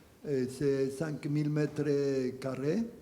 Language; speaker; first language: French; non-native, fluent; Spanish